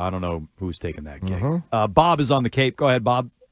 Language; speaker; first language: English; native; English